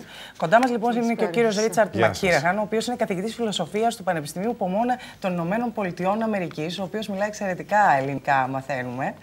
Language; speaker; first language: Greek; native; Greek